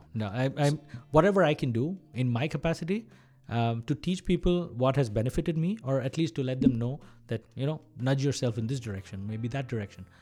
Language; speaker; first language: English; non-native, local second language; Malayalam